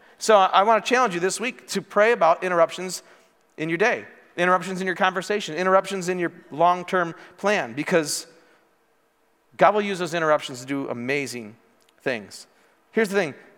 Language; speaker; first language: English; native; English